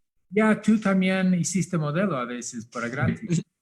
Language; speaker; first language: Spanish; early bilingual, heritage; English